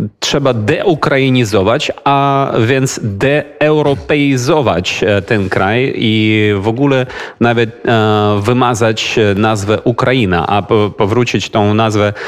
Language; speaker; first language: Polish; non-native, fluent; Ukrainian